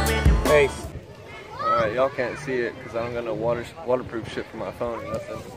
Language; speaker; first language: English; native; English